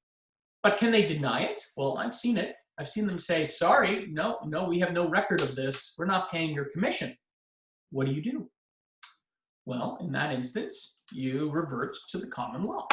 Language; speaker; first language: English; native; English